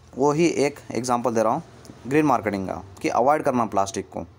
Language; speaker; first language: Hindi; non-native, local second language; Kannada